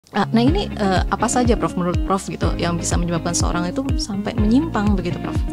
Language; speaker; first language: Indonesian; native; Indonesian